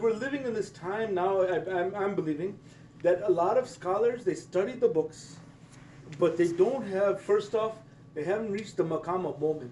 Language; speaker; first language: English; native; English